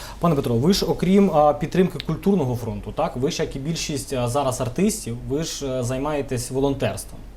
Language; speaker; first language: Ukrainian; native; Ukrainian